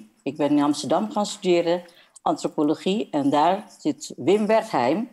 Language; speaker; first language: Dutch; non-native, fluent; Indonesian